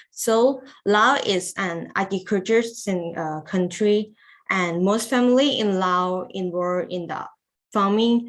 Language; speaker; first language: English; non-native, learner; Lao